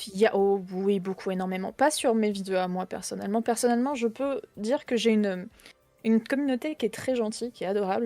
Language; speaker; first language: French; native; French